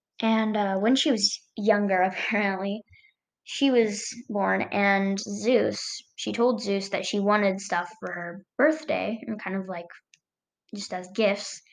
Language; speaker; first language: English; native; English